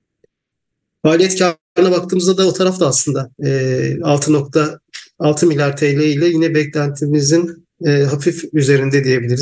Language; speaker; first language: Turkish; native; Turkish